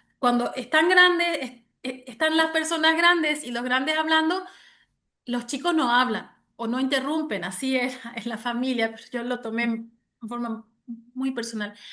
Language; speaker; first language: Spanish; early bilingual, other home language; German